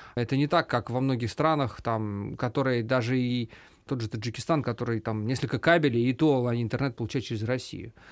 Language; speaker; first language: Russian; native; Russian